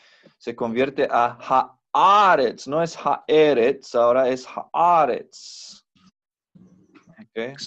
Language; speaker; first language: Spanish; non-native, fluent; English